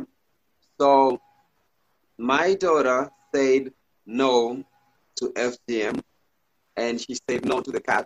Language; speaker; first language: English; non-native, local second language; Gusii